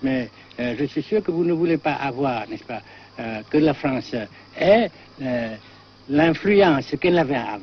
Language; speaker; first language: French; non-native, fluent; Vietnamese